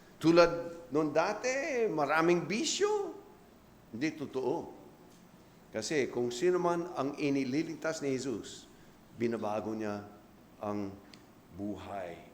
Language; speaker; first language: Filipino; non-native, fluent; English